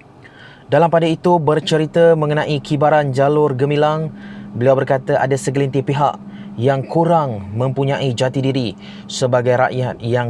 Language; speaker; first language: Malay; native; Malay